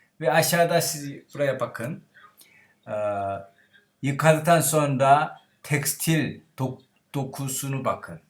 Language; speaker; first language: Turkish; non-native, learner; Korean